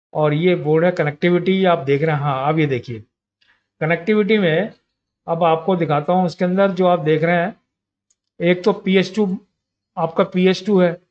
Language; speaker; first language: Hindi; native; Hindi